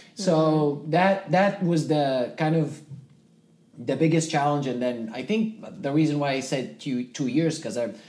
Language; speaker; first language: English; non-native, fluent; Central Atlas Tamazight